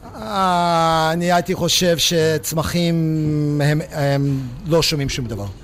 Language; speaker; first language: Hebrew; non-native, fluent; English